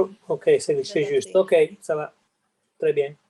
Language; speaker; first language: French; non-native, fluent; Italian